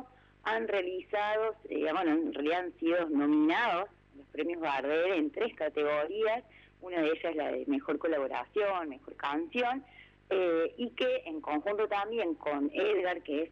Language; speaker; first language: Spanish; native; Spanish